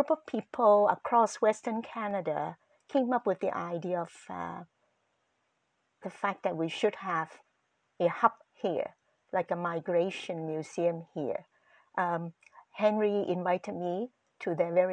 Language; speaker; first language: English; non-native, local second language; Cantonese